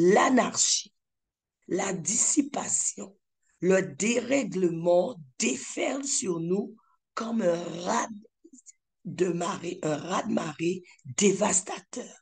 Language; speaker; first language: French; native; French